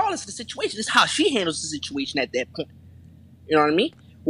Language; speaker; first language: English; native; English